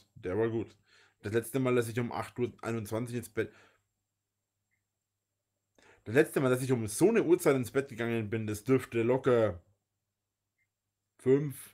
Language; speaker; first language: German; native; German